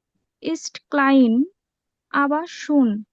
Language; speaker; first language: German; non-native, learner; Bangla